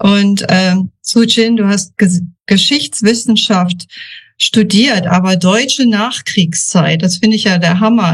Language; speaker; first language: German; native; German